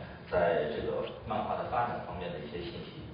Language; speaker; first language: Chinese; native; Chinese